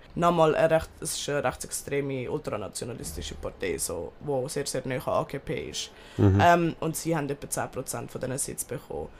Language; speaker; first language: German; early bilingual, other home language; Turkish